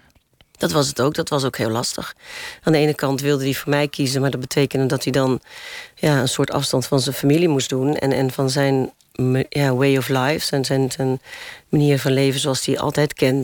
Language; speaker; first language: Dutch; native; Dutch